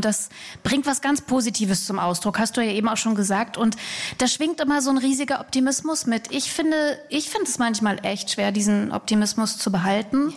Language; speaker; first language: German; native; German